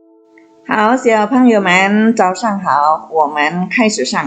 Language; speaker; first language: Chinese; non-native, fluent; Indonesian